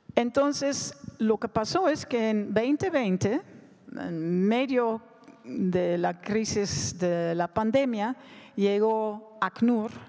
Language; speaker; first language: Spanish; non-native, fluent; Dutch